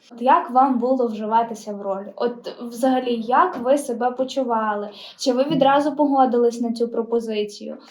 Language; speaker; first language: Ukrainian; native; Ukrainian